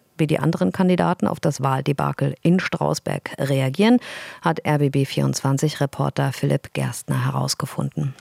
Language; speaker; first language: German; native; German